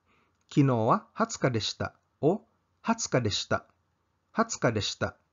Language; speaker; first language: Japanese; non-native, fluent; Cebuano